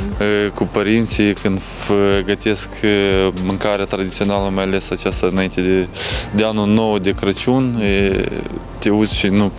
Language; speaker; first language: Romanian; non-native, local second language; Russian